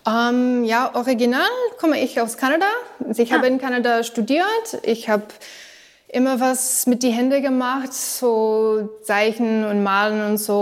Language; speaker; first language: German; non-native, learner; English